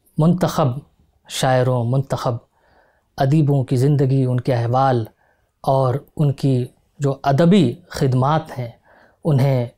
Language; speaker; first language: Hindi; native; Hindi